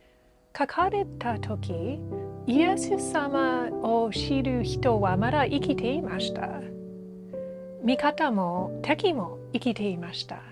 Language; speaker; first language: Japanese; non-native, learner; English